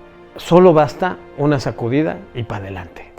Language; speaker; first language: Spanish; native; Spanish